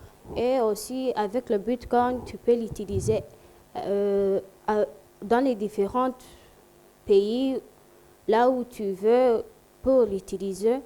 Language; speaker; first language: French; non-native, local second language; Rundi